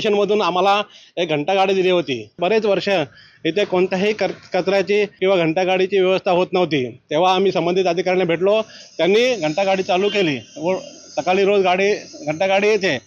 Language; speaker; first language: Marathi; native; Marathi